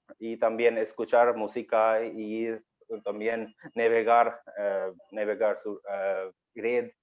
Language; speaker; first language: Spanish; non-native, learner; Bangla